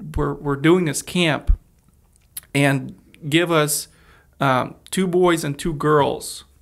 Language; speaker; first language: English; early bilingual, other home language; Russian